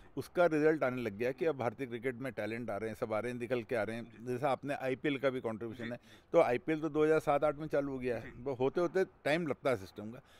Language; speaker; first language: Hindi; native; Hindi